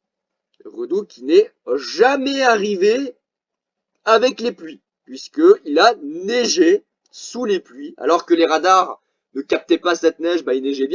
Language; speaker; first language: French; native; French